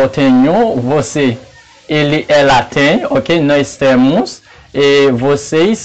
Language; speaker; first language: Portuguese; non-native, fluent; Haitian Creole